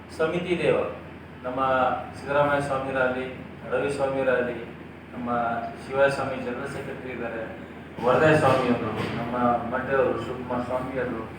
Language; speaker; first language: Kannada; native; Kannada